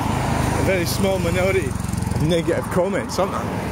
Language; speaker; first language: English; native; English